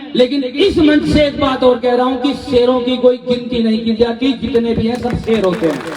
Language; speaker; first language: Hindi; native; Hindi